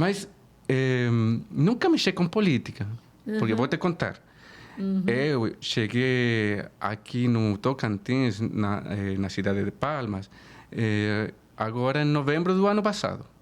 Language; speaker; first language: Portuguese; non-native, fluent; Spanish